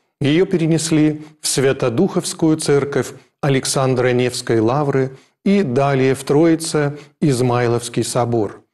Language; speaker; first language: Russian; native; Russian